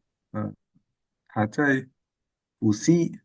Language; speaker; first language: Chinese; non-native, learner; Indonesian